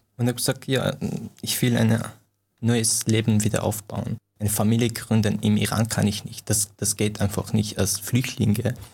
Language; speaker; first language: German; non-native, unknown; Persian